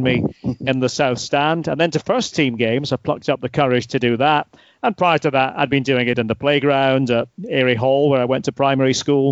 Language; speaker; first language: English; native; English